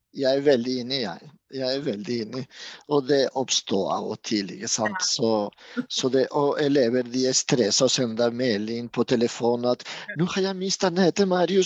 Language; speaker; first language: Norwegian; non-native, fluent; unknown